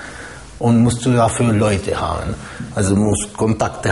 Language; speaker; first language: German; non-native, fluent; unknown